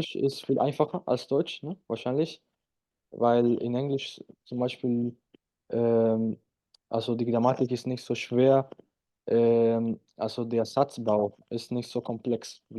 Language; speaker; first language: German; non-native, fluent; Spanish